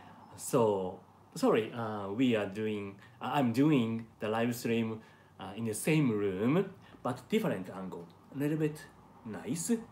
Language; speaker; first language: English; non-native, learner; Japanese